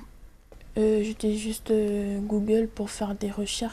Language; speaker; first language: French; non-native, local second language; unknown